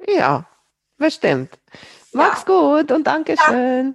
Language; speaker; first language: German; non-native, fluent; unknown